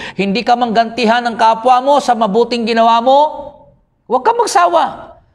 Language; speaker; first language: Filipino; native; Filipino